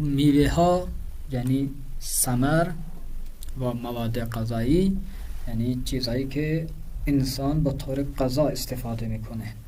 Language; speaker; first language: Persian; non-native, fluent; Urdu